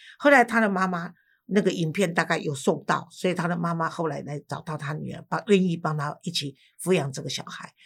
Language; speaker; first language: Chinese; native; Chinese